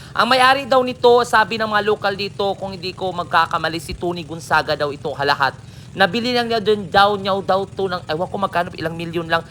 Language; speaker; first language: Filipino; non-native, local second language; Cebuano